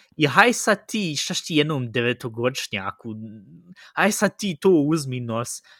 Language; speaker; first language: Bosnian; early bilingual, heritage; Bosnian